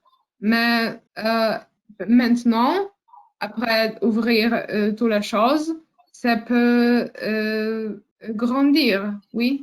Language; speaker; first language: French; non-native, learner; Polish